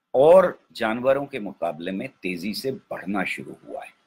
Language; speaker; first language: Hindi; native; Hindi